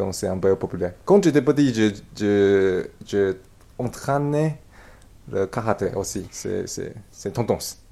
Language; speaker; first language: French; non-native, learner; Chinese